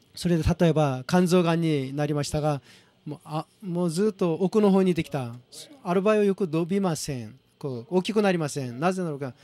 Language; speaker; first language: Japanese; non-native, fluent; Korean